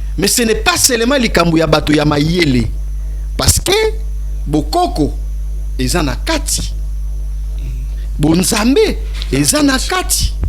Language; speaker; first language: Lingala; non-native, local second language; Kongo